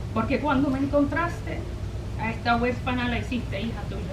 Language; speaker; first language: Spanish; early bilingual, heritage; Spanish